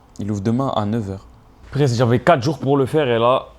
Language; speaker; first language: French; native; French